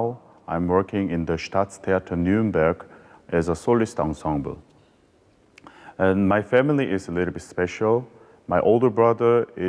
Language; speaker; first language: English; non-native, learner; Korean